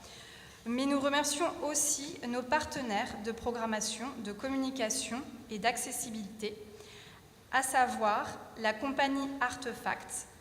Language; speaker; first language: French; native; French